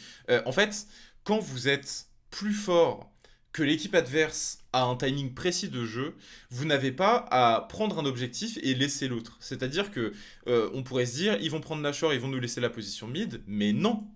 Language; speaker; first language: French; native; French